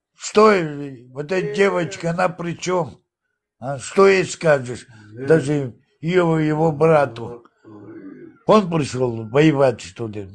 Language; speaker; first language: Russian; non-native, local second language; Abkhazian